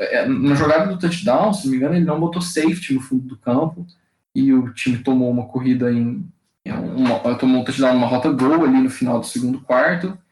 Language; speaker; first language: Portuguese; native; Portuguese